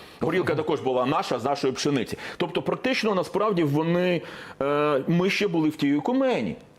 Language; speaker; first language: Ukrainian; non-native, local second language; Russian